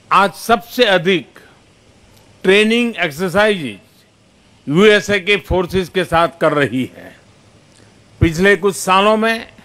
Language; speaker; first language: Hindi; non-native, local second language; Gujarati